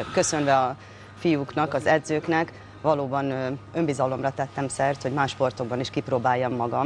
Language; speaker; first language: Hungarian; native; Hungarian